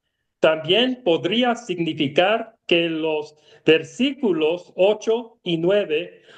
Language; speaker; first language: Spanish; non-native, learner; English